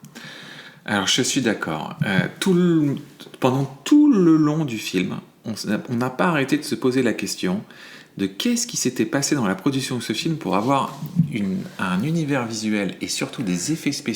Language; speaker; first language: French; native; French